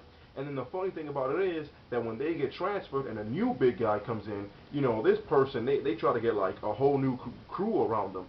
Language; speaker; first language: English; native; English